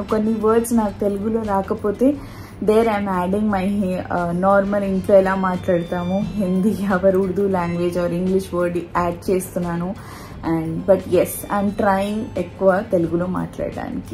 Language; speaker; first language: Telugu; non-native, local second language; Urdu